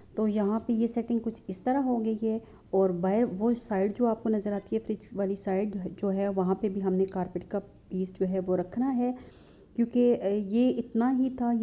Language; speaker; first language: Urdu; non-native, local second language; Punjabi